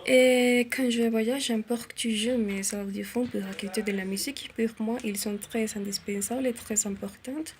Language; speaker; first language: French; non-native, learner; Spanish